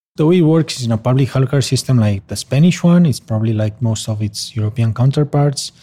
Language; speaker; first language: English; non-native, fluent; Spanish